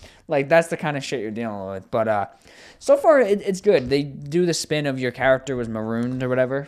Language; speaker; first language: English; native; English